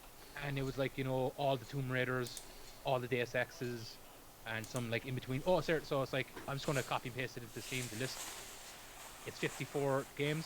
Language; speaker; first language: English; native; English